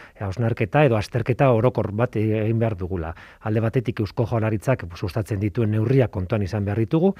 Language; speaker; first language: Basque; non-native, local second language; Spanish